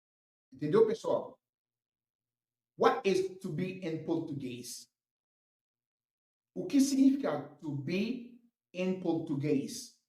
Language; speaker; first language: Portuguese; non-native, fluent; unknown